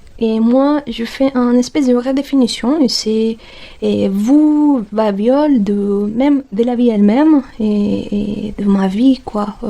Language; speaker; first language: French; non-native, fluent; Spanish